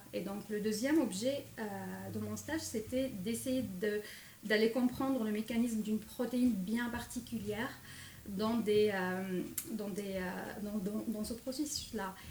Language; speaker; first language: French; non-native, local second language; Arabic